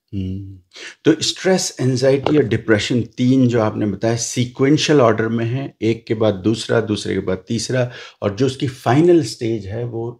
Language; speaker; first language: Hindi; native; Hindi